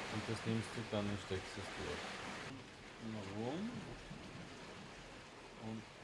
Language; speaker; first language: German; native; German